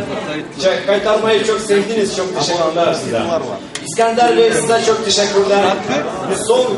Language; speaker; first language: Turkish; non-native, learner; Tatar